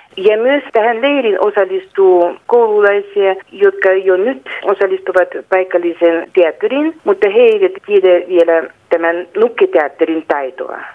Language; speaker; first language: Finnish; non-native, fluent; Russian